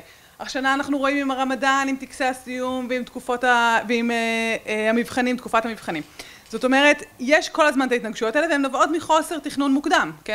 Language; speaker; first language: Hebrew; native; Hebrew